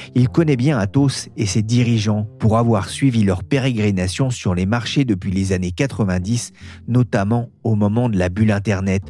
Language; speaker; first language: French; native; French